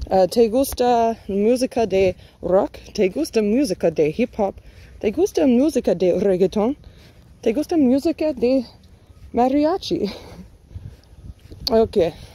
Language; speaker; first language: Spanish; non-native, learner; English